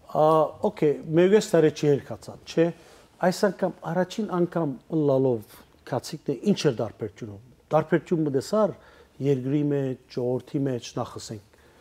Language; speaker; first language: Armenian; early bilingual, heritage; Armenian